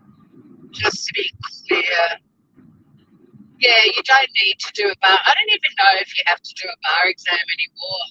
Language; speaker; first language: English; native; English